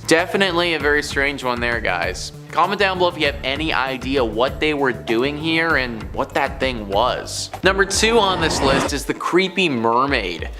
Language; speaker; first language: English; native; English